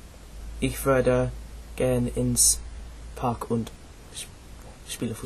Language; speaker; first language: German; non-native, learner; English